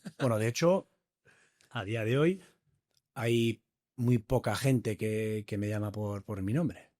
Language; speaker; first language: Spanish; native; Spanish